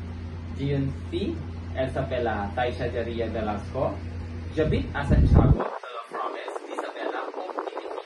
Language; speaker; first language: French; non-native, learner; Filipino